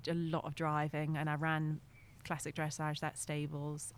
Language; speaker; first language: English; non-native, fluent; French